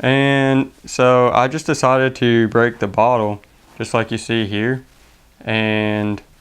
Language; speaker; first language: English; native; English